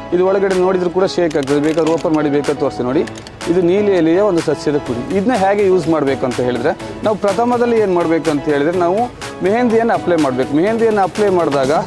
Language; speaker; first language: Kannada; native; Kannada